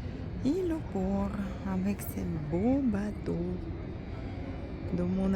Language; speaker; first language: French; non-native, fluent; Russian